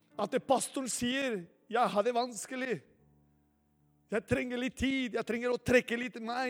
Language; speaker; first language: Norwegian; non-native, fluent; Spanish